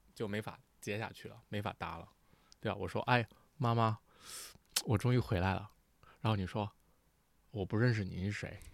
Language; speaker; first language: Chinese; early bilingual, heritage; Chinese